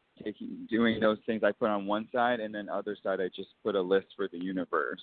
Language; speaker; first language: English; native; English